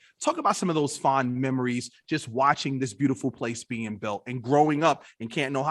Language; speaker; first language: English; native; English